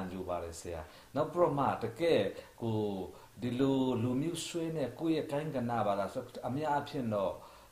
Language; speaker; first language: Burmese; non-native, local second language; Hakha Chin